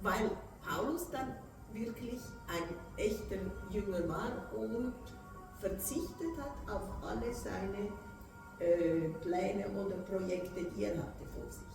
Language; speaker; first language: German; non-native, fluent; Portuguese